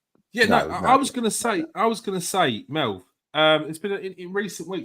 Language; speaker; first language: English; native; English